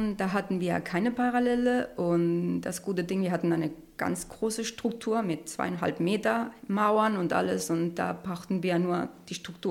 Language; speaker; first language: German; non-native, learner; Spanish